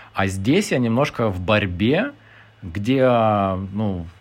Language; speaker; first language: Russian; non-native, fluent; Lithuanian